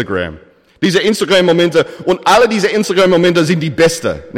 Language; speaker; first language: German; non-native, fluent; English